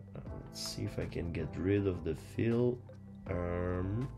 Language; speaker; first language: English; non-native, fluent; Portuguese